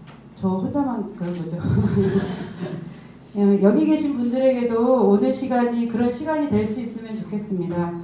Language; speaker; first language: Korean; native; Korean